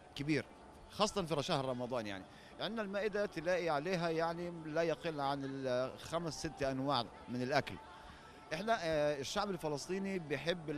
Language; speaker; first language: Arabic; native; Arabic